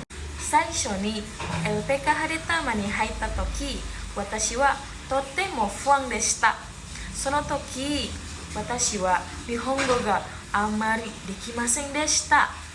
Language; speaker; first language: Japanese; non-native, learner; Indonesian